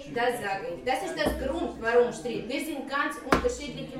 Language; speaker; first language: German; non-native, learner; Russian